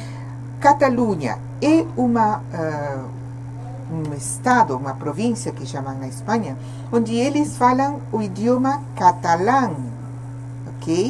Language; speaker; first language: Portuguese; non-native, fluent; Spanish